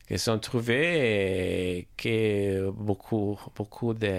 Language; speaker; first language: French; non-native, learner; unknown